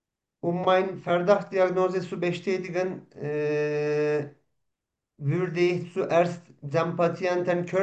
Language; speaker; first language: German; non-native, fluent; Turkish